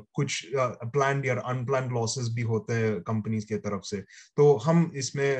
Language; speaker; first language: Hindi; native; Hindi